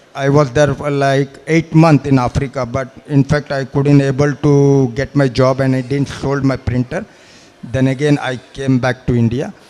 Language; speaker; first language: English; non-native, local second language; Malayalam